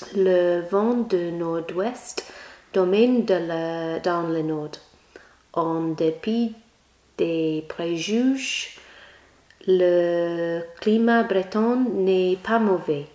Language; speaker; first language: French; non-native, learner; English